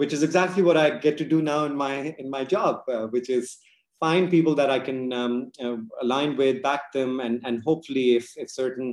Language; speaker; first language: English; non-native, local second language; Urdu